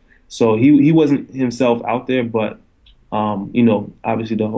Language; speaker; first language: English; native; English